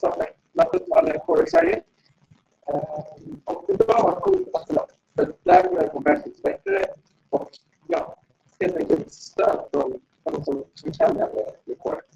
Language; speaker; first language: Swedish; native; Swedish